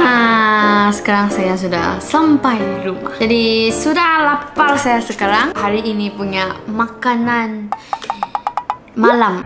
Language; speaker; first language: Indonesian; non-native, local second language; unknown